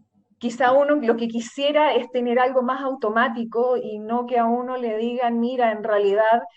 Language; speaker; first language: Spanish; native; Spanish